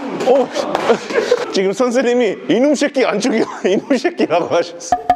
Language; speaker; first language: Korean; non-native, fluent; Hindi